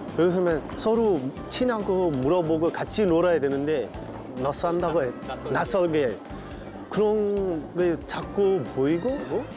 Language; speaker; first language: Korean; non-native, fluent; Nepali